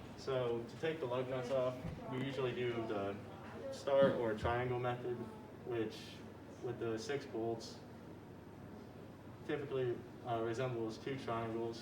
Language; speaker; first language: English; native; English